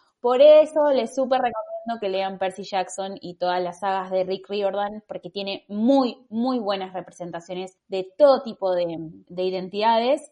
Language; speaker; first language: Spanish; native; Spanish